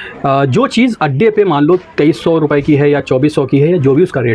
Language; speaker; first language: Hindi; native; Hindi